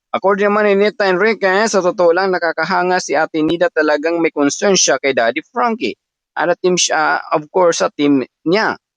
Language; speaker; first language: Filipino; non-native, local second language; Cebuano